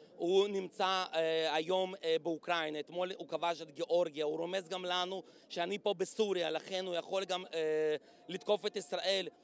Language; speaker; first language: Hebrew; non-native, fluent; Russian